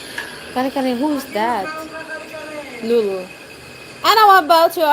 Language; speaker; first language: English; non-native, local second language; Bikol